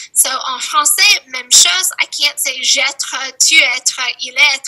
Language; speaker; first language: French; non-native, fluent; English